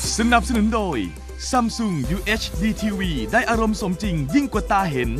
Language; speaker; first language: Thai; native; Thai